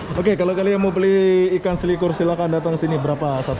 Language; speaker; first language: Malay; native; Malay